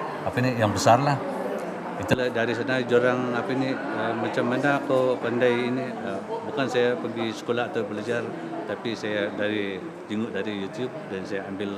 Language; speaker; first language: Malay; non-native, local second language; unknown